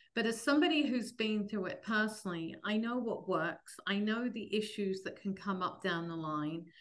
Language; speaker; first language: English; native; English